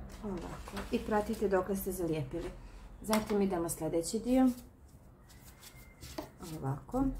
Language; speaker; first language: Croatian; native; Croatian